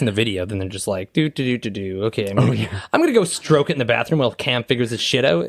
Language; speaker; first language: English; native; English